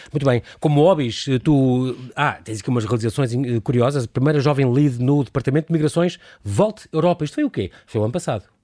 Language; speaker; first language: Portuguese; native; Portuguese